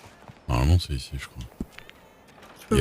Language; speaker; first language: French; native; French